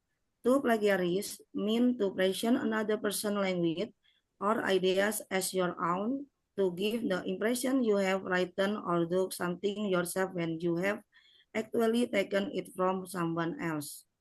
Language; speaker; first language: English; non-native, learner; Indonesian